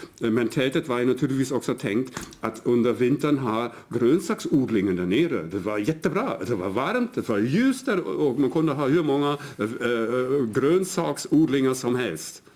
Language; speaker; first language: Swedish; non-native, fluent; German